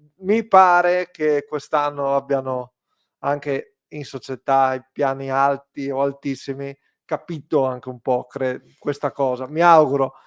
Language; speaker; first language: Italian; native; Italian